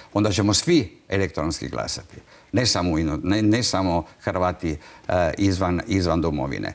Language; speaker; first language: Croatian; non-native, local second language; Italian